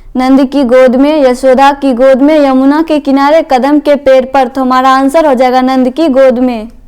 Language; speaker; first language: Hindi; native; Hindi